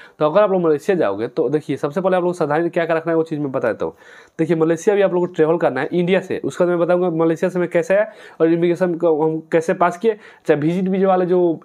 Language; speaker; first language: Hindi; native; Hindi